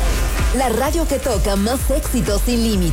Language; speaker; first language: Spanish; native; Spanish